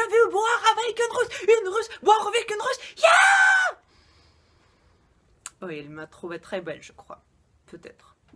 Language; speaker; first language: French; non-native, fluent; Russian